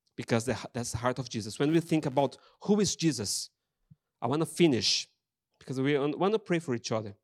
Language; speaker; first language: English; non-native, fluent; Portuguese